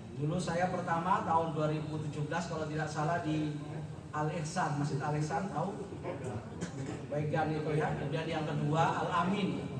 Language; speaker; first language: Indonesian; non-native, local second language; Javanese